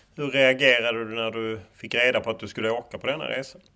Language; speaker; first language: Swedish; native; Swedish